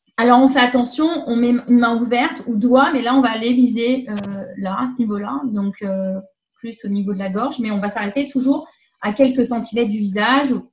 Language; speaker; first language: French; native; French